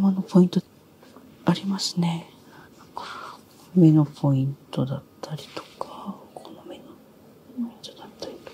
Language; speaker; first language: Japanese; native; Japanese